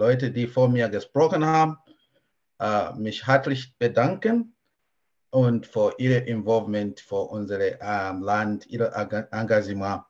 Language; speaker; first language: German; non-native, fluent; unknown